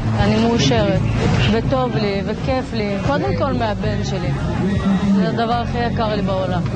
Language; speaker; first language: Hebrew; native; Hebrew